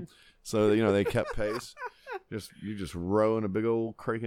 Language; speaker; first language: English; native; English